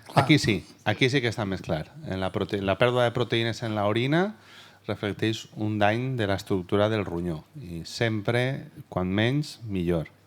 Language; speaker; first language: Catalan; native; Catalan